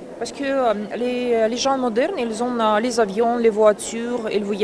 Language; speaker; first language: French; non-native, learner; Russian